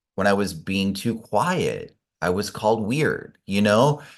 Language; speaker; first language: English; native; English